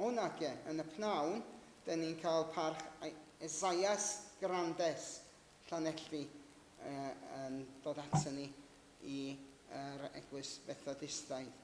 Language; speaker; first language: Welsh; native; Welsh